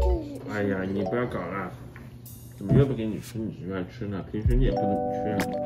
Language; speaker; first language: Chinese; native; Chinese